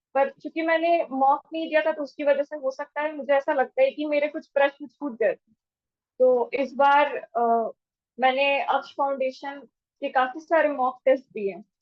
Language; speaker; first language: Hindi; native; Hindi